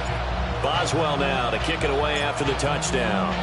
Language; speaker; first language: English; native; English